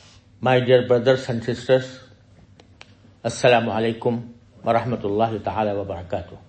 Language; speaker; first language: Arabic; non-native, fluent; Urdu